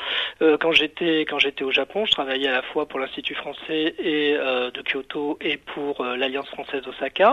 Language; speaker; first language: French; native; French